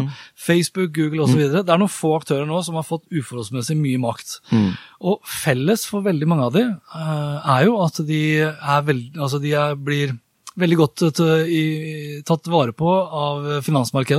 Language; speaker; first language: Norwegian; native; Norwegian